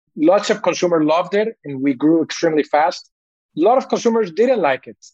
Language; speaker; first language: English; early bilingual, other home language; Spanish